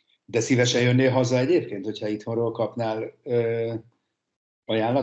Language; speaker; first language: Hungarian; native; Hungarian